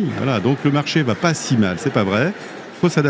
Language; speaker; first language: French; native; French